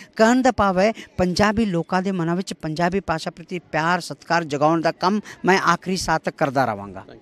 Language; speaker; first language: Punjabi; non-native, fluent; Kannada